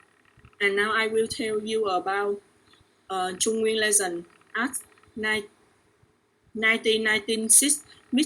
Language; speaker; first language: English; non-native, learner; Vietnamese